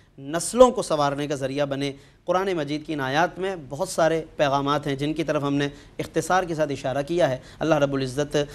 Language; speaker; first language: Urdu; native; Urdu